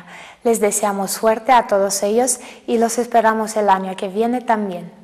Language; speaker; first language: Spanish; non-native, fluent; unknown